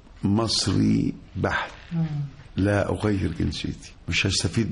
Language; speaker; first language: Arabic; native; Arabic